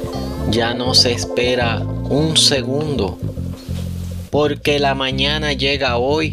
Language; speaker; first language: Spanish; native; Spanish